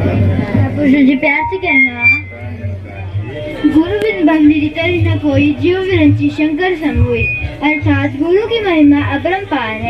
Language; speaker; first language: Hindi; native; Hindi